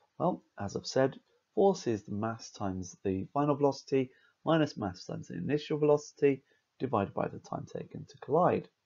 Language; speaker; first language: English; native; English